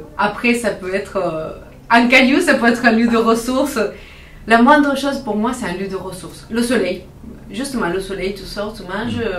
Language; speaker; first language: French; non-native, fluent; Spanish